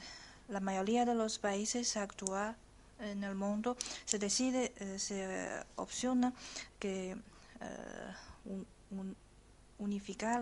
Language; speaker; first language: Spanish; non-native, learner; Chinese